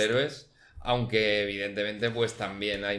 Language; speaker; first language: Spanish; native; Spanish